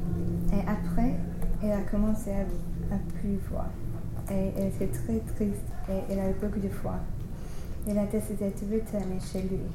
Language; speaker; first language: French; non-native, learner; English